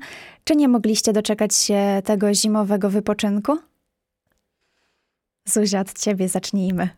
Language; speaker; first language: Polish; native; Polish